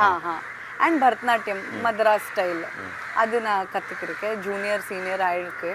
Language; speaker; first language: Tamil; non-native, fluent; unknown